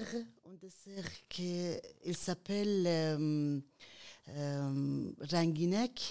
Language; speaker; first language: French; non-native, learner; Persian